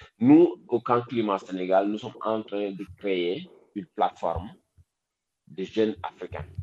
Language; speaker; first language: French; non-native, local second language; Wolof